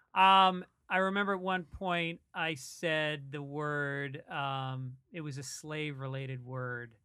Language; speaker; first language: English; native; English